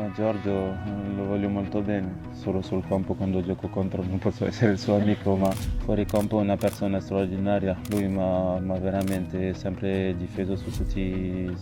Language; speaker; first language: Italian; non-native, fluent; French